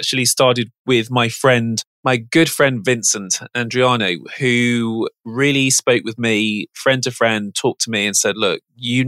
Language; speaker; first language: English; native; English